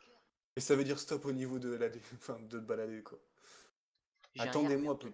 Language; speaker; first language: French; native; French